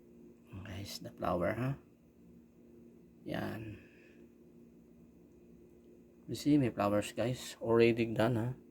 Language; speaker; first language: English; non-native, local second language; Filipino